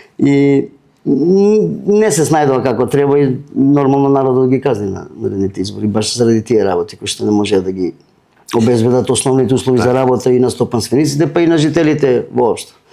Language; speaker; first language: Macedonian; native; Macedonian